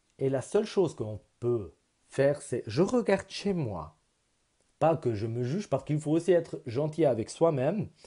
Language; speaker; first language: French; non-native, local second language; German